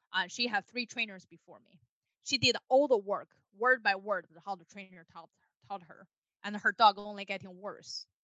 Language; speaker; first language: English; non-native, fluent; Chinese